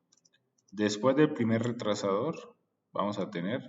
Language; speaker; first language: Spanish; native; Spanish